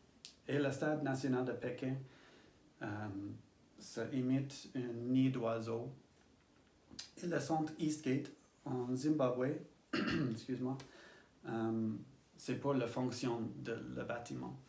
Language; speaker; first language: French; non-native, learner; English